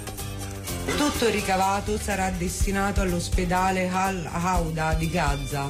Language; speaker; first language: Italian; native; Italian